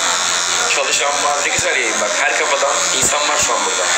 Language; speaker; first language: Turkish; native; Turkish